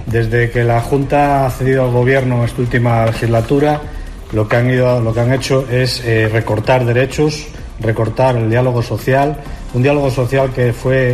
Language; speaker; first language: Spanish; native; Spanish